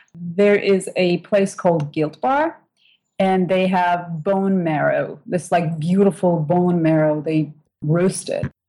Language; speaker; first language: English; non-native, fluent; Turkish